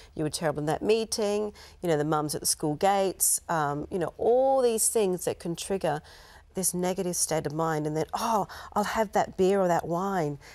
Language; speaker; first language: English; native; English